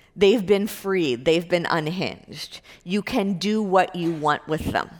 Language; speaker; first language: English; native; English